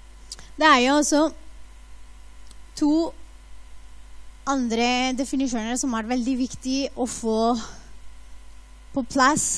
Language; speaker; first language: Norwegian; non-native, fluent; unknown